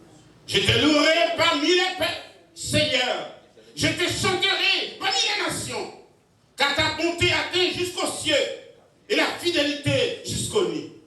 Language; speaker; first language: French; non-native, local second language; Haitian Creole